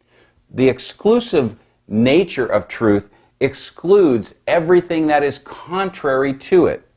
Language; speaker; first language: English; native; English